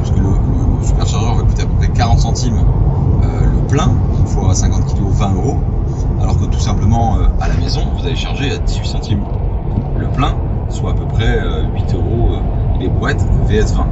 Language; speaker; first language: French; native; French